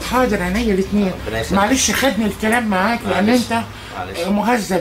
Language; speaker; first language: Arabic; native; Arabic